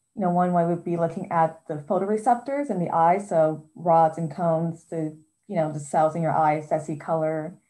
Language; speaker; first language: English; native; English